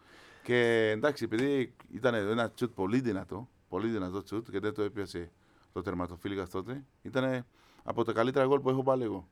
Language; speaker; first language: Greek; non-native, learner; Spanish